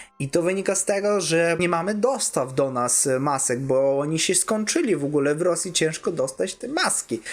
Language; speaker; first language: Polish; non-native, fluent; Russian